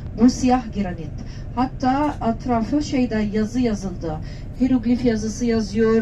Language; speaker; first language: Turkish; non-native, learner; Arabic